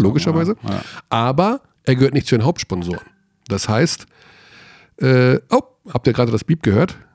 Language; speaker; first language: German; native; German